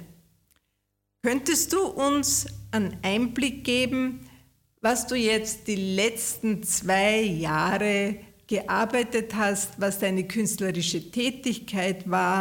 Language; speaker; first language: German; native; German